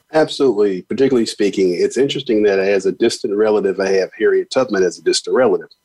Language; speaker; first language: English; native; English